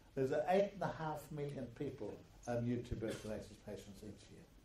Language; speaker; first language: English; early bilingual, other home language; German